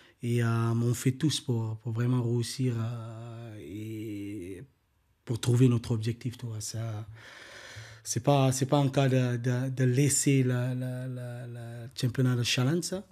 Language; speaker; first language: French; non-native, learner; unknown